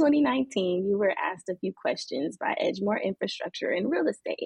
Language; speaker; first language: English; native; English